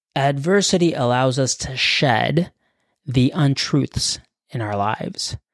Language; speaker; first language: English; early bilingual, other home language; Spanish